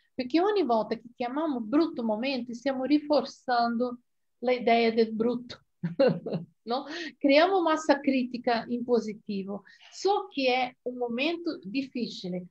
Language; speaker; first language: Italian; non-native, fluent; Portuguese